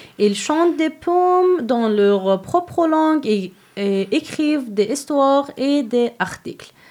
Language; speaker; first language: French; non-native, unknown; Persian